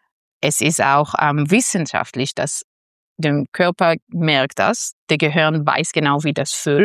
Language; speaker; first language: German; non-native, fluent; Hebrew